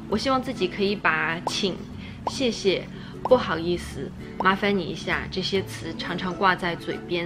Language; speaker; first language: Chinese; native; Chinese